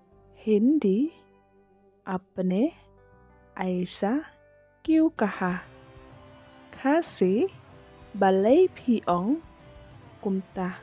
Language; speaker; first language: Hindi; non-native, local second language; Khasi